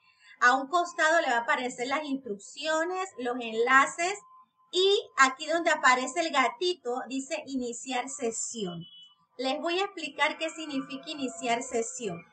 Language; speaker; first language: Spanish; native; Spanish